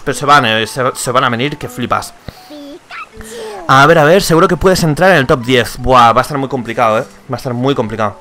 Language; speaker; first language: Spanish; native; Spanish